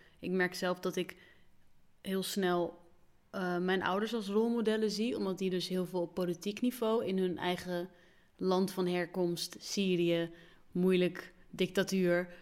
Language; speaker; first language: Dutch; early bilingual, other home language; Arabic